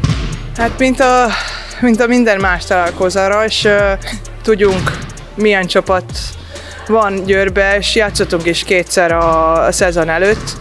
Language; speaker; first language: Hungarian; non-native, fluent; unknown